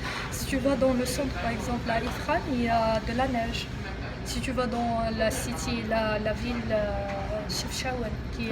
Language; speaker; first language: French; non-native, local second language; Arabic